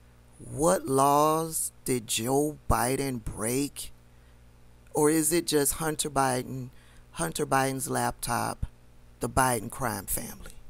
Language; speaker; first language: English; native; English